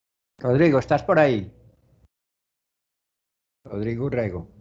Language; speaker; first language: Spanish; native; Spanish